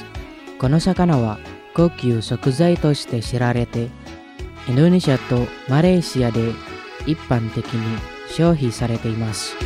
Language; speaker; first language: Japanese; non-native, fluent; Indonesian